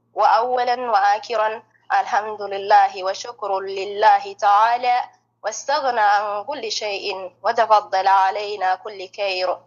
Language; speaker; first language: Arabic; non-native, fluent; Oromo